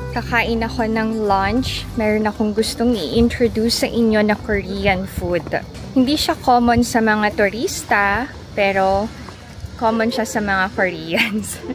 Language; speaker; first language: Filipino; native; Filipino